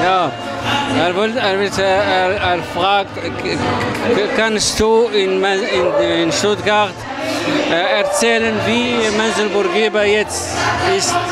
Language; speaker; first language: German; non-native, learner; Arabic